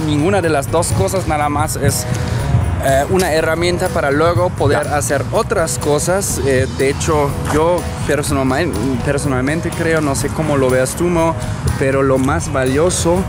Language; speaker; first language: Spanish; non-native, fluent; German